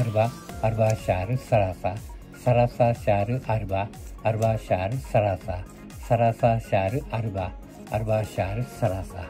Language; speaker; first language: Arabic; non-native, learner; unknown